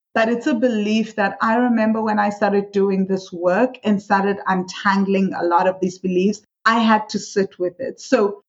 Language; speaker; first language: English; non-native, local second language; Swati